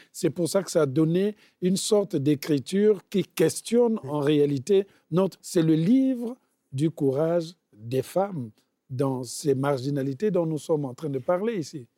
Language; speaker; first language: French; non-native, local second language; Bembe